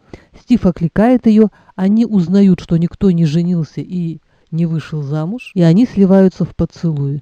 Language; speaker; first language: Russian; native; Russian